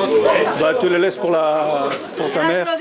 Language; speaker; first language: French; native; French